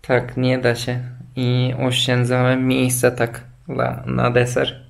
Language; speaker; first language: Polish; non-native, fluent; Turkish